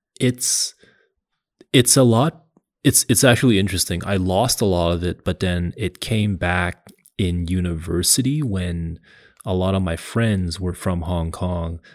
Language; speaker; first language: English; early bilingual, other home language; Cantonese